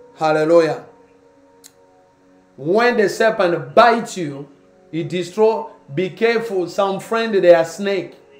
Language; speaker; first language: English; non-native, fluent; Lingala